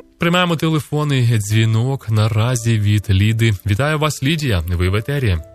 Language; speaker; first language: Ukrainian; native; Ukrainian